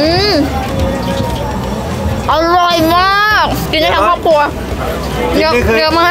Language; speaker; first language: Thai; native; Thai